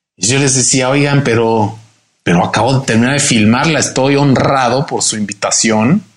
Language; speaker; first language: Spanish; native; Spanish